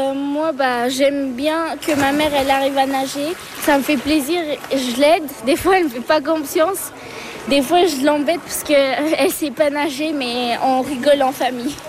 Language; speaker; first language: French; early bilingual, other home language; Turkish